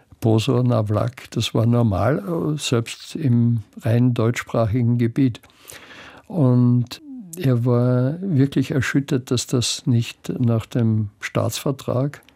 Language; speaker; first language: German; native; German